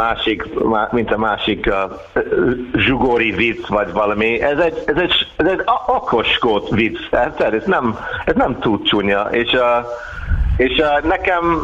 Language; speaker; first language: Hungarian; non-native, learner; English